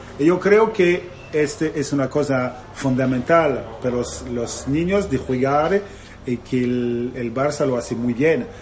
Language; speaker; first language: Spanish; non-native, learner; Italian